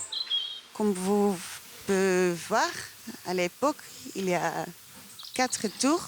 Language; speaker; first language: French; non-native, fluent; Dutch